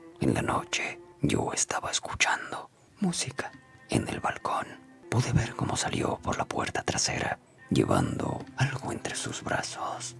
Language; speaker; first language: Spanish; native; Spanish